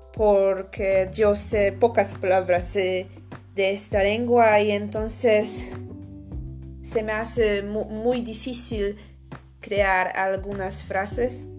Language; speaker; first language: Spanish; non-native, fluent; Polish